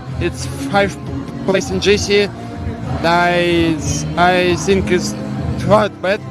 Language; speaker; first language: English; non-native, learner; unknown